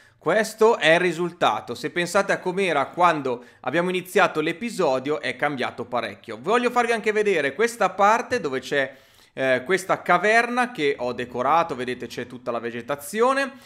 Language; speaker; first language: Italian; native; Italian